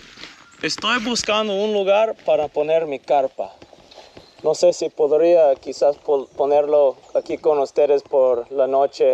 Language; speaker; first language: Spanish; non-native, learner; English